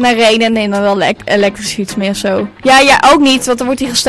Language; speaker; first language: Dutch; native; Dutch